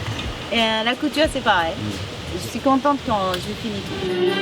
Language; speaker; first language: French; non-native, fluent; Japanese